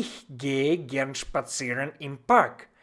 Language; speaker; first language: German; non-native, fluent; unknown